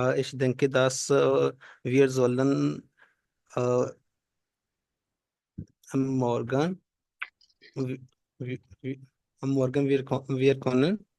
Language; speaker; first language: German; non-native, learner; Urdu